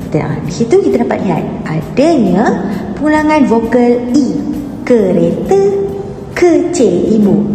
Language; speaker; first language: Malay; native; Malay